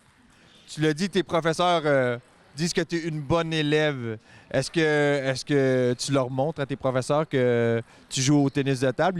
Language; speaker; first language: French; native; French